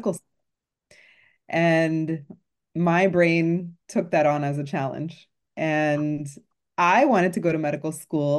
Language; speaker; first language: English; native; English